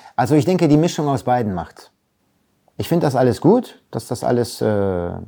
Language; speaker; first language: German; early bilingual, other home language; Polish